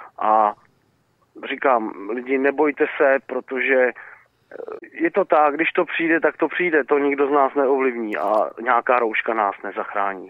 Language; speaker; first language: Czech; native; Czech